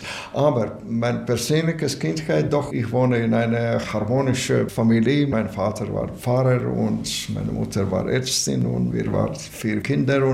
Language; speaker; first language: German; non-native, learner; Latvian